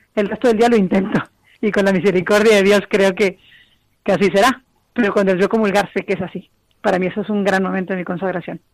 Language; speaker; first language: Spanish; native; Spanish